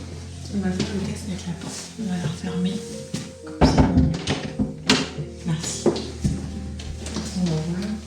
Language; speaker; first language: French; native; French